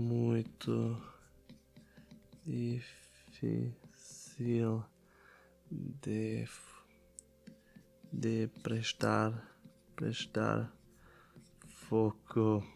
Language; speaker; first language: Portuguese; non-native, learner; German